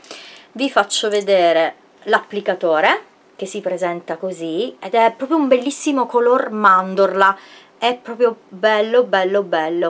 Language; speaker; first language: Italian; native; Italian